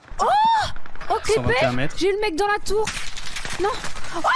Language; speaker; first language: French; native; French